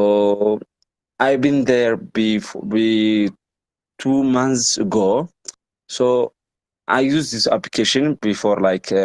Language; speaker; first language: English; non-native, learner; Amharic